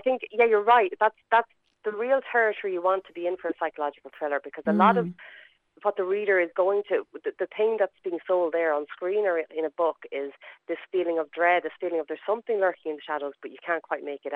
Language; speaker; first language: English; native; English